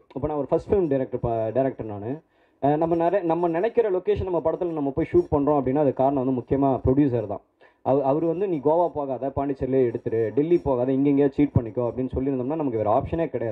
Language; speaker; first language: Tamil; native; Tamil